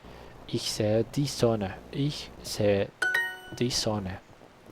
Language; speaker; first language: German; non-native, learner; Spanish